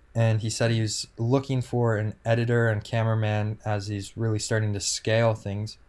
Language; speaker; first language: English; native; English